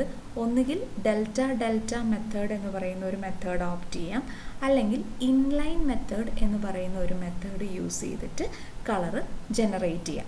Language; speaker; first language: Malayalam; native; Malayalam